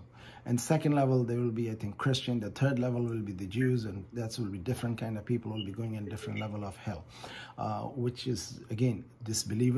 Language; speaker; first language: English; non-native, fluent; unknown